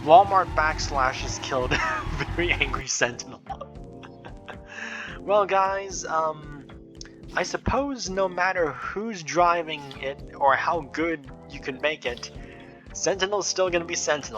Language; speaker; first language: English; native; English